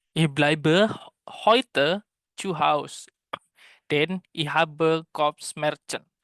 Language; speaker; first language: German; non-native, fluent; Indonesian